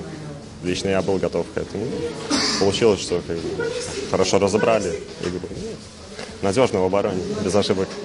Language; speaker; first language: Russian; native; Russian